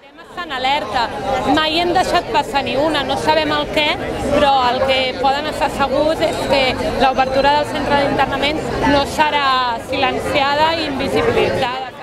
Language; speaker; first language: Catalan; native; Catalan